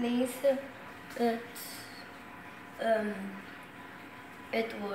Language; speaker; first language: Dutch; non-native, local second language; Papiamento